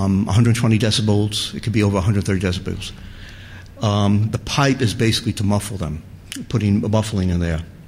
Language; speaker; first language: English; native; English